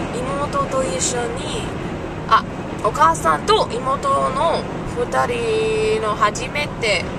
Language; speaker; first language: Japanese; non-native, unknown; English